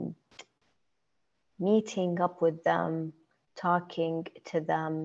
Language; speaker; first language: English; non-native, fluent; Arabic